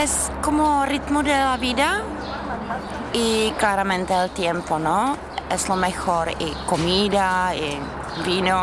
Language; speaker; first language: Spanish; non-native, fluent; Czech